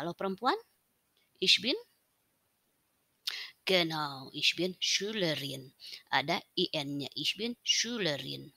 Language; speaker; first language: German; non-native, learner; Indonesian